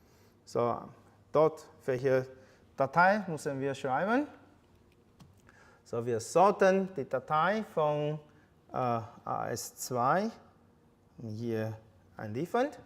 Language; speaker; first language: German; non-native, fluent; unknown